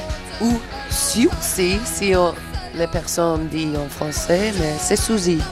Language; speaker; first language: French; non-native, fluent; English